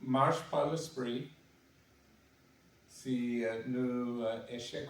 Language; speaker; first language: French; non-native, learner; English